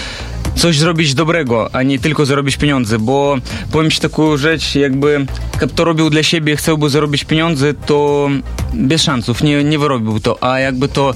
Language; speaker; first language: Polish; non-native, learner; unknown